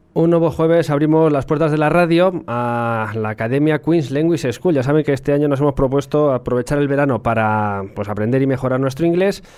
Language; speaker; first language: Spanish; native; Spanish